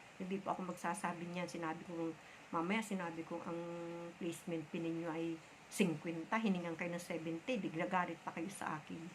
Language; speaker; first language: Filipino; non-native, local second language; Bikol